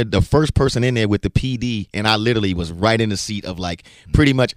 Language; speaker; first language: English; native; English